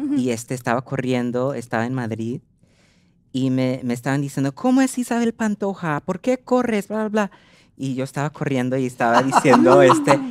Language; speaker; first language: Spanish; early bilingual, heritage; Spanish